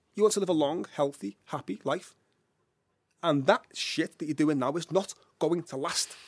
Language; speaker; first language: English; native; English